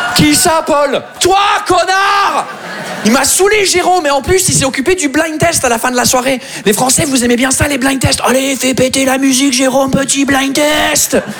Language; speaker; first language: French; non-native, fluent; English